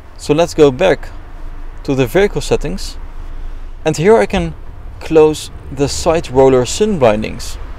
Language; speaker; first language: English; non-native, fluent; Dutch